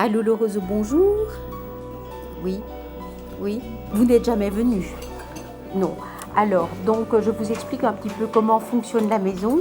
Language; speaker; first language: French; native; French